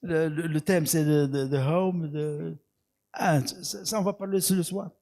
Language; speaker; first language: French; non-native, local second language; Arabic